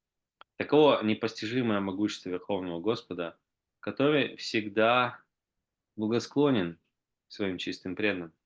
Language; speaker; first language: Russian; native; Russian